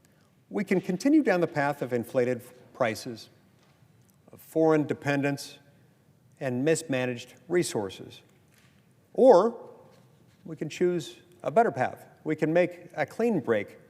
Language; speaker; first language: English; native; English